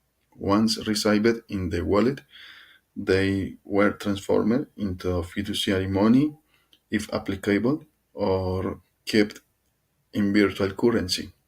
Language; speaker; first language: English; non-native, learner; Spanish